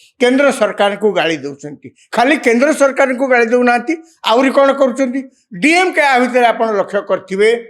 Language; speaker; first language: Odia; native; Odia